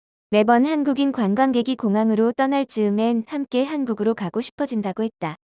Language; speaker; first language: Korean; native; Korean